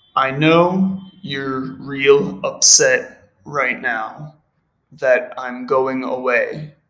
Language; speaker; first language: English; native; English